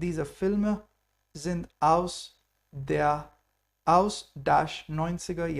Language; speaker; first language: German; non-native, fluent; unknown